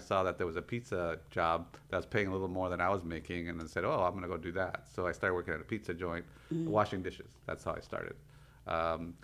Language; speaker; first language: English; early bilingual, other home language; Spanish